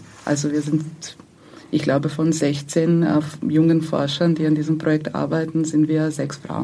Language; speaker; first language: German; non-native, fluent; Croatian